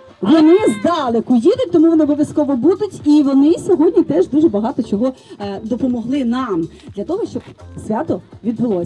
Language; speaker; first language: Ukrainian; native; Ukrainian